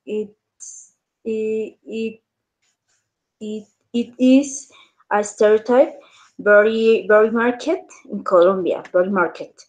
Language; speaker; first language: English; non-native, learner; Spanish